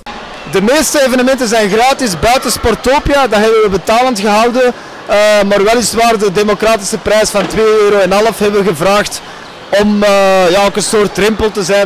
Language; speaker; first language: Dutch; native; Dutch